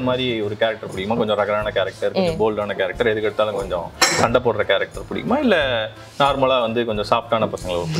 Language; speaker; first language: Tamil; native; Tamil